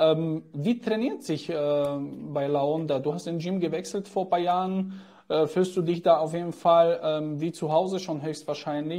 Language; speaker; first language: German; native; German